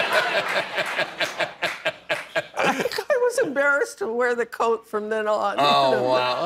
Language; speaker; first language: English; native; English